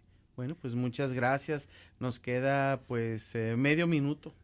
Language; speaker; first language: Spanish; native; Spanish